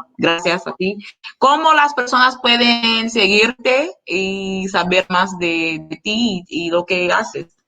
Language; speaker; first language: Spanish; non-native, learner; English